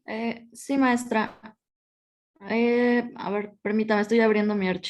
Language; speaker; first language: Spanish; native; Spanish